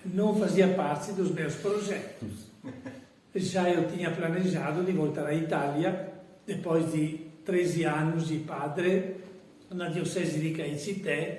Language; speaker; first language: Portuguese; non-native, fluent; Italian